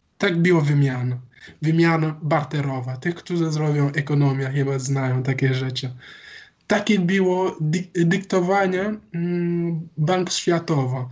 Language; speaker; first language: Polish; non-native, learner; Wolof